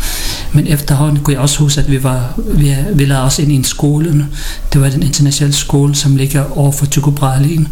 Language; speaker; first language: Danish; non-native, learner; Filipino